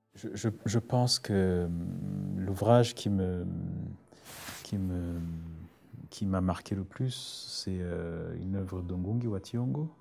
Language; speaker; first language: French; non-native, local second language; Rundi